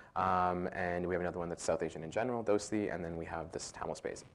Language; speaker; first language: English; native; English